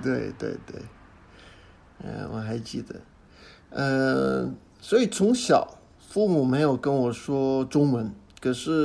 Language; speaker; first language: Chinese; non-native, fluent; English